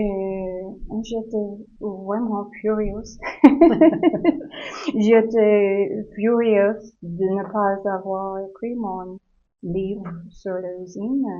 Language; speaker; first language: French; non-native, learner; English